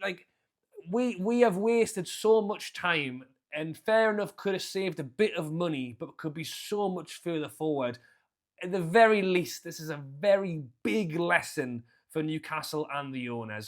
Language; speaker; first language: English; native; English